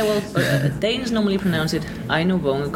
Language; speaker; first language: English; non-native, fluent; Danish